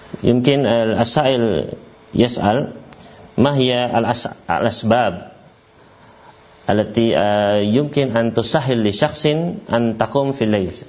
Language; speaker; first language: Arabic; non-native, fluent; Indonesian